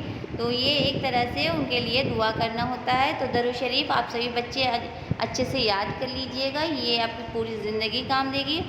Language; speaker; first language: Urdu; native; Urdu